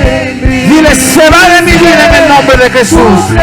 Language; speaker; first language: Spanish; native; Spanish